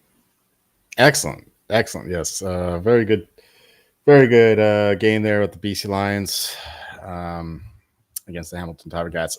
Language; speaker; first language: English; native; English